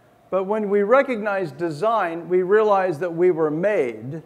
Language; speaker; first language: English; native; English